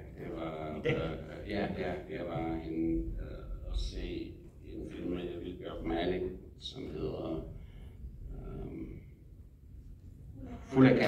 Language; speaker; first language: Danish; non-native, fluent; English